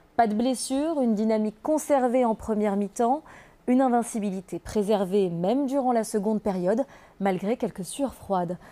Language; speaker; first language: French; non-native, local second language; Arabic